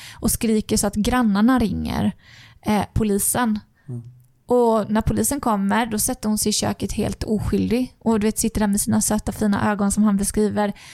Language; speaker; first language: Swedish; native; Swedish